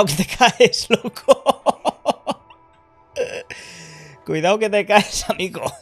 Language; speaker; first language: Spanish; native; Spanish